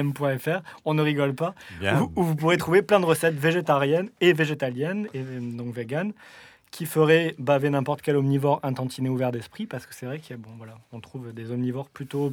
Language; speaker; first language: French; native; French